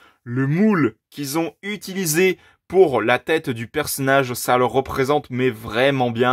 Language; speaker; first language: French; native; French